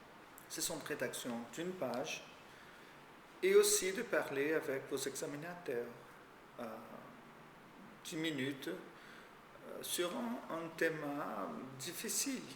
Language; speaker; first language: French; non-native, fluent; Portuguese